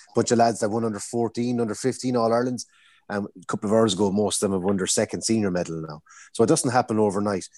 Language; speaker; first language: English; native; English